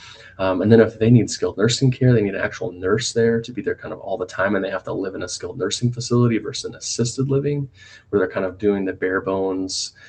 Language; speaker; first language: English; native; English